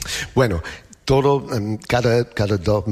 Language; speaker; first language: Spanish; non-native, learner; English